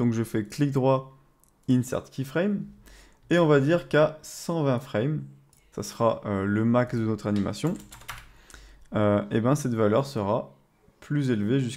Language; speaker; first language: French; native; French